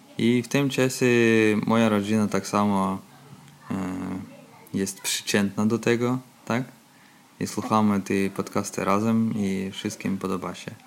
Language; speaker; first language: Polish; non-native, learner; Russian